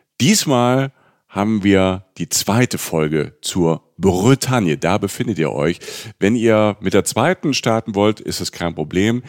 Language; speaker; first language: German; native; German